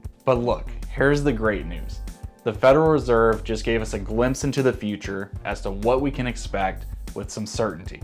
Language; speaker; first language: English; native; English